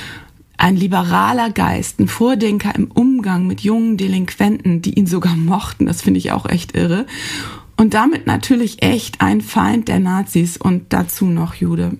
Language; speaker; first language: German; native; German